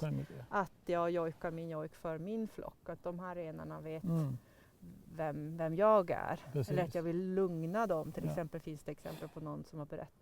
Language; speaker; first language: Swedish; native; Swedish